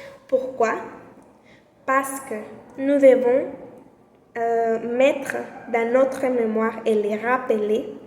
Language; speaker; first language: French; non-native, learner; Spanish